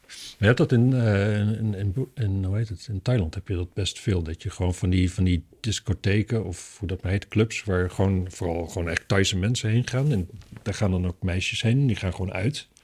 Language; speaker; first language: Dutch; native; Dutch